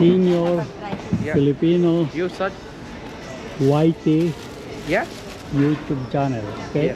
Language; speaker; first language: English; non-native, learner; Filipino